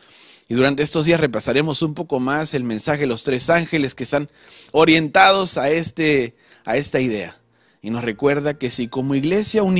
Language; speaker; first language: Spanish; native; Spanish